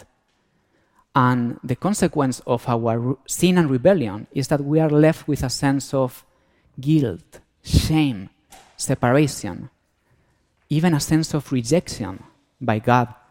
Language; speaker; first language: English; non-native, fluent; Spanish